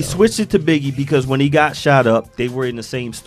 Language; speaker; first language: English; native; English